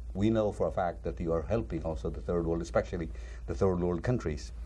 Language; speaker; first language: English; non-native, local second language; Cebuano